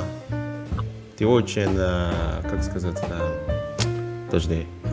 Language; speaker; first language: Russian; non-native, learner; Indonesian